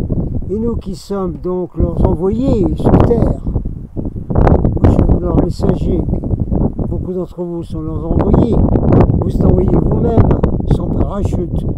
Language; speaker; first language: French; native; French